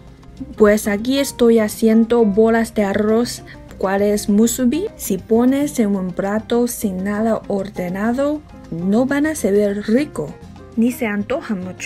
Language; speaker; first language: Spanish; non-native, fluent; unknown